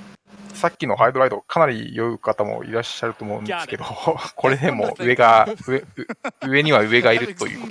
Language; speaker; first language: Japanese; native; Japanese